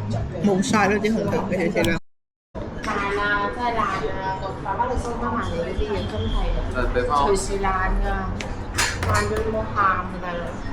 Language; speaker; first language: Chinese; native; Chinese